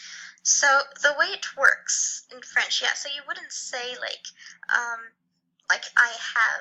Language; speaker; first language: English; non-native, fluent; French